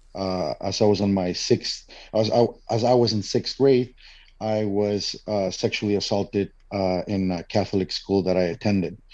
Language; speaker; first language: English; non-native, fluent; Spanish